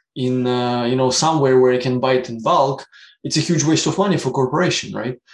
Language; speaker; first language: English; non-native, fluent; Russian